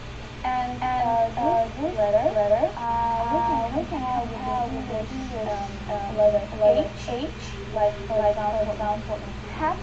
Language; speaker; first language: English; non-native, learner; Ukrainian